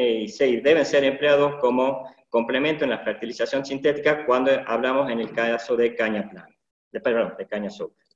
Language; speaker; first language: Spanish; native; Spanish